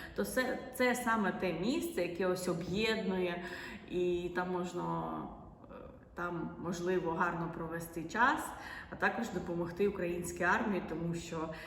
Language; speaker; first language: Ukrainian; non-native, local second language; Russian